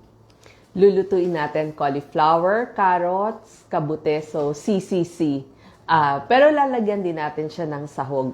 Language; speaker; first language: Filipino; native; Filipino